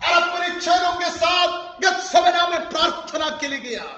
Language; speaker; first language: Hindi; non-native, local second language; Malayalam